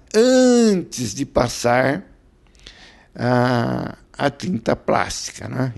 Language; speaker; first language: Portuguese; native; Portuguese